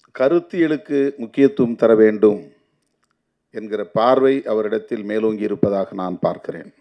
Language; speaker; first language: Tamil; native; Tamil